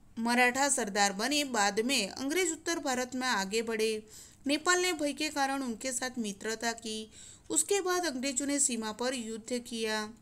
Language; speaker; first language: Hindi; non-native, local second language; Gujarati